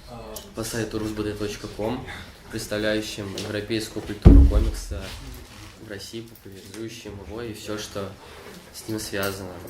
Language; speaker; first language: Russian; native; Russian